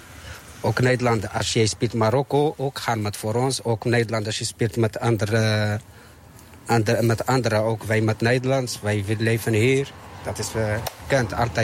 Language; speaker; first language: Dutch; non-native, learner; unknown